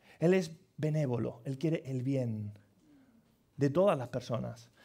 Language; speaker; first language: Spanish; native; Spanish